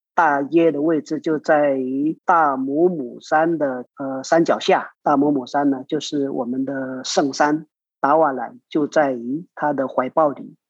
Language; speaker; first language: Chinese; non-native, local second language; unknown